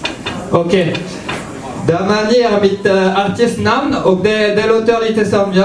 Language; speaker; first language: Swedish; non-native, fluent; French